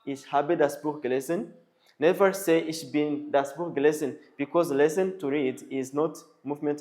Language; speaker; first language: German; non-native, learner; Kinyarwanda